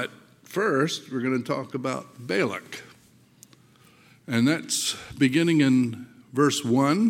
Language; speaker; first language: English; native; English